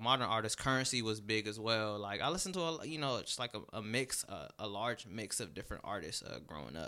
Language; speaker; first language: English; native; English